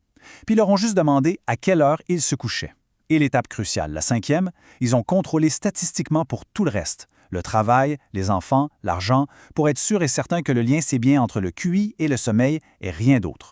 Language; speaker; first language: French; native; French